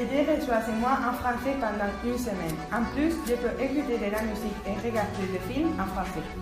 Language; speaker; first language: French; non-native, learner; Spanish